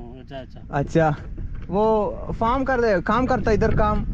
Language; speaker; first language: Hindi; non-native, learner; Malayalam